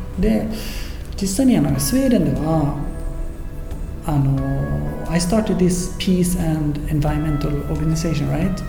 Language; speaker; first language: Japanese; non-native, fluent; Swedish